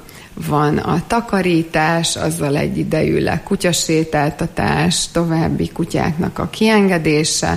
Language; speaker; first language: Hungarian; native; Hungarian